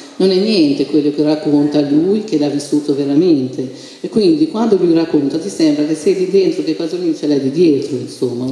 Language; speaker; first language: Italian; non-native, fluent; Albanian